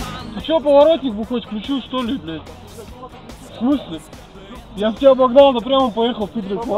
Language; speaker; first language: Russian; native; Russian